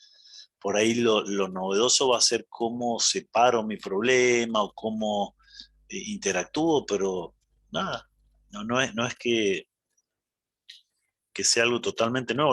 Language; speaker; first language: Spanish; native; Spanish